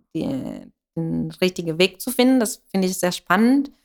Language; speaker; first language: German; non-native, fluent; Italian